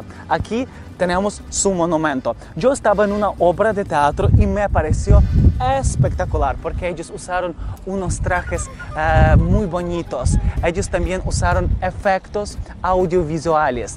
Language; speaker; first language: Spanish; non-native, fluent; Ukrainian